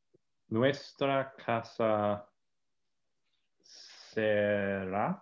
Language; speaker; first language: Spanish; non-native, learner; English